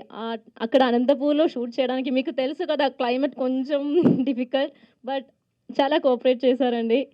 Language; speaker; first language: Telugu; non-native, local second language; Malayalam